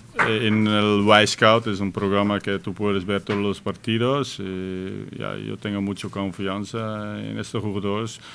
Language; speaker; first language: Spanish; non-native, fluent; Dutch